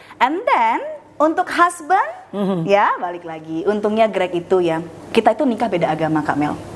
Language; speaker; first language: Indonesian; native; Indonesian